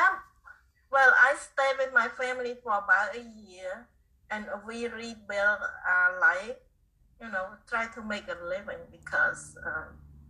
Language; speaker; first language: English; non-native, fluent; Khmer